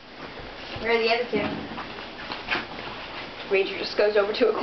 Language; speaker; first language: English; native; English